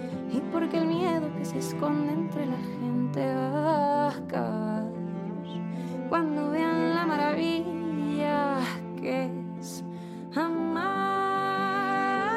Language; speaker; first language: Spanish; native; Spanish